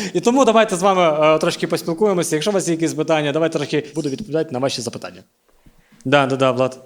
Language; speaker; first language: Ukrainian; native; Ukrainian